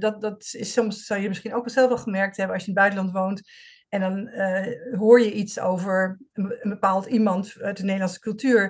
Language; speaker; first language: Dutch; native; Dutch